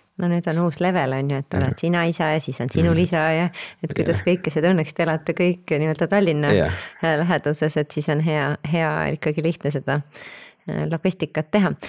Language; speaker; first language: Estonian; native; Estonian